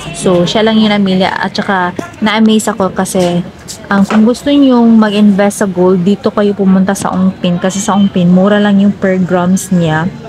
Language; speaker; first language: Filipino; non-native, local second language; Cebuano